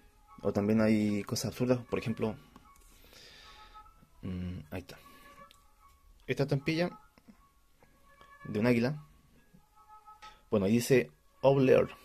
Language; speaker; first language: Spanish; native; Spanish